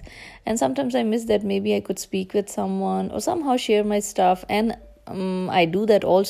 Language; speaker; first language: English; non-native, local second language; Urdu